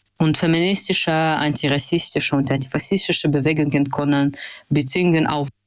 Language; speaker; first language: German; non-native, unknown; Russian